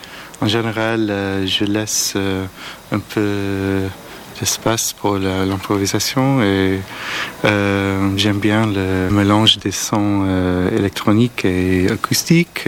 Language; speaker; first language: French; non-native, learner; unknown